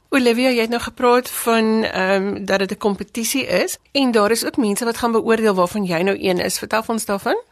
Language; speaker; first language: Afrikaans; native; Afrikaans